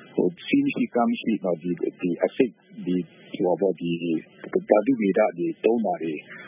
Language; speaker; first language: Burmese; non-native, local second language; Kachin